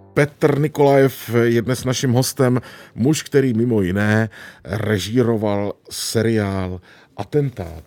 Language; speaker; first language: Czech; native; Czech